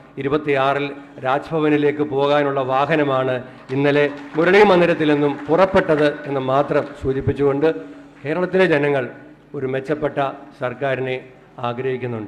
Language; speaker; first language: Malayalam; native; Malayalam